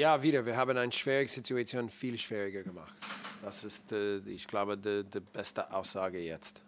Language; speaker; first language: German; non-native, learner; English